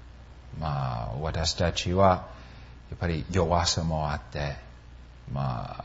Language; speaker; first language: Japanese; non-native, fluent; English